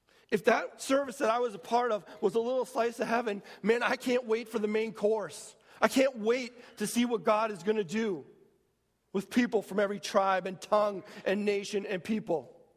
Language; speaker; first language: English; native; English